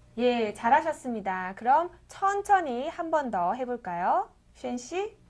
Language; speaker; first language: Korean; native; Korean